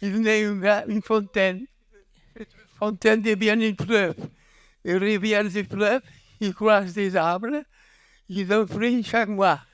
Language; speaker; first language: French; non-native, learner; Catalan